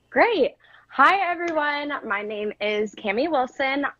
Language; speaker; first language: English; native; English